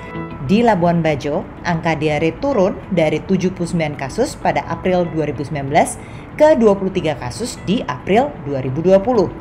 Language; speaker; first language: Indonesian; native; Indonesian